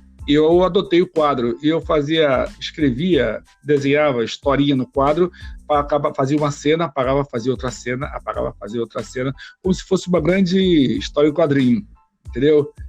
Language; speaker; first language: Portuguese; native; Portuguese